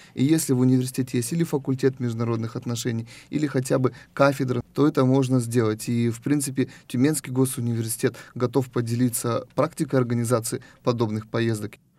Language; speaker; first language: Russian; native; Russian